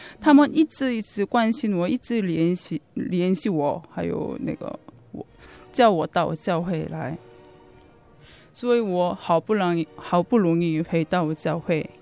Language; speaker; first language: Chinese; non-native, fluent; Korean